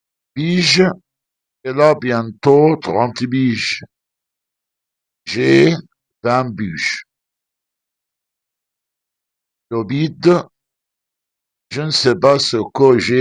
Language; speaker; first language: French; non-native, fluent; Arabic